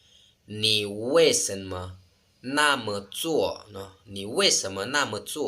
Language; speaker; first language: Chinese; non-native, fluent; Lao